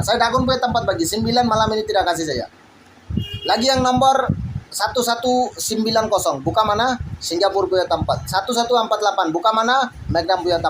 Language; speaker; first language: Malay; non-native, fluent; Bangla